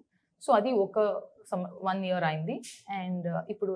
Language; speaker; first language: Telugu; non-native, learner; Kannada